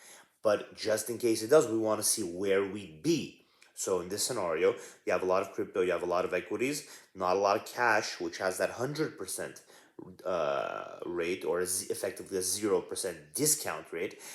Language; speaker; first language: English; native; English